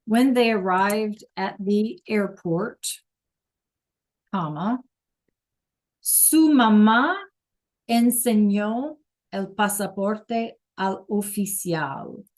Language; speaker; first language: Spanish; non-native, fluent; English